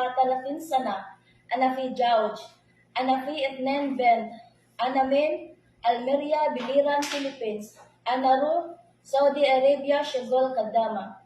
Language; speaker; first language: Arabic; non-native, learner; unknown